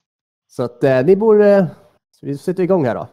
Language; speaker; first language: Swedish; native; Swedish